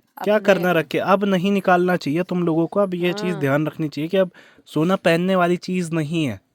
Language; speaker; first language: Hindi; native; Hindi